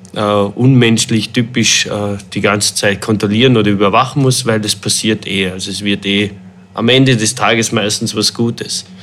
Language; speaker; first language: German; native; German